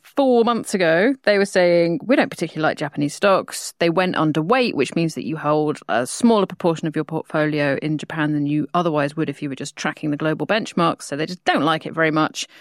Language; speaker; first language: English; native; English